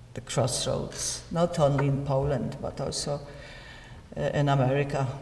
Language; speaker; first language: English; non-native, learner; Polish